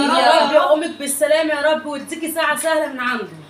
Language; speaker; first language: Arabic; native; Arabic